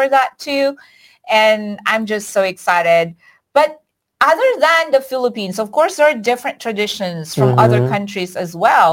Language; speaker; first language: English; non-native, local second language; Iloko